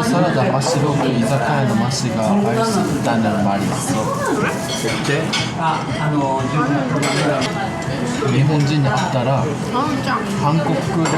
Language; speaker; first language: Korean; non-native, learner; Japanese